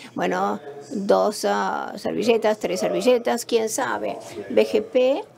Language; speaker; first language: Spanish; non-native, learner; English